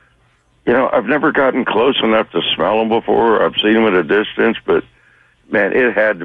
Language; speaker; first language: English; native; English